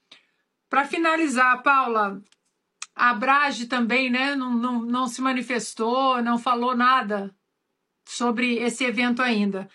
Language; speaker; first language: Portuguese; native; Portuguese